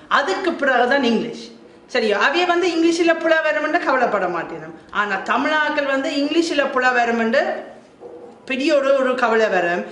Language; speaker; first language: Tamil; non-native, fluent; German